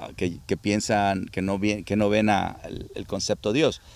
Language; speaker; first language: Spanish; native; Spanish